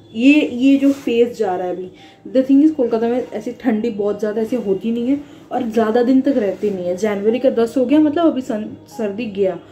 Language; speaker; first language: Hindi; non-native, local second language; Bangla